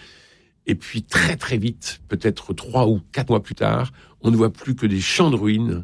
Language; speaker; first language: French; native; French